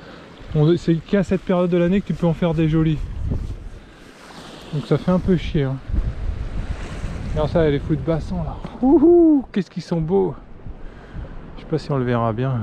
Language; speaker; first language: French; native; French